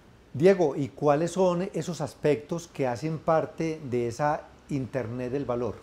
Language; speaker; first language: Spanish; native; Spanish